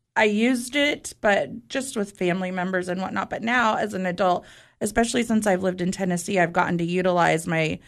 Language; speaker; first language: English; early bilingual, other home language; Spanish